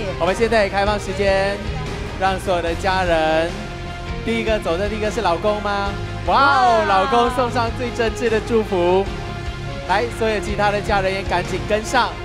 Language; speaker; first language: Chinese; native; Chinese